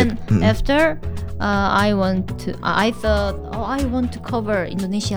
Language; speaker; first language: English; non-native, learner; Korean